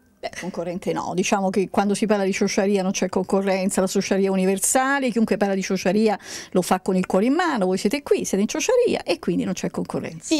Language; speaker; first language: Italian; native; Italian